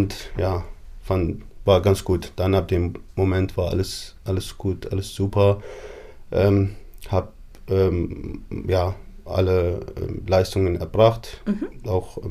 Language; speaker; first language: German; non-native, fluent; Arabic